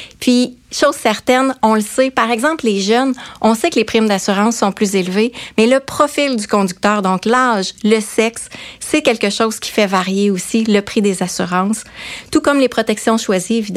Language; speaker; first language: French; native; French